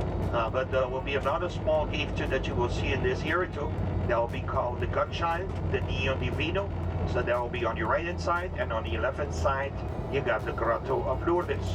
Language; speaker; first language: English; non-native, fluent; Papiamento